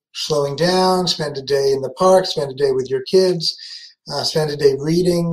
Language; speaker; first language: English; native; English